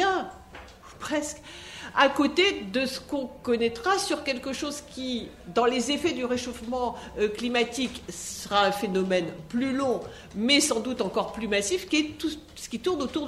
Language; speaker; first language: French; native; French